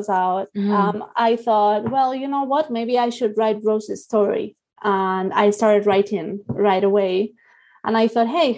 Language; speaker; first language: English; non-native, fluent; Spanish